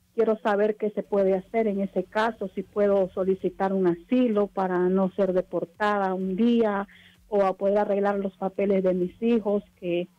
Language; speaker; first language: Spanish; native; Spanish